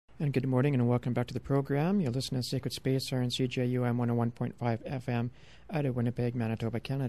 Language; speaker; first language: English; native; English